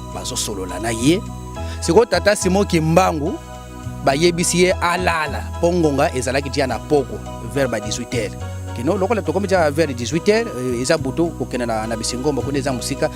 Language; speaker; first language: Lingala; non-native, local second language; Kongo